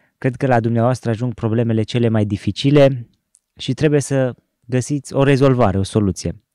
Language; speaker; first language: Romanian; native; Romanian